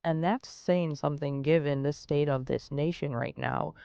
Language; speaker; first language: English; native; English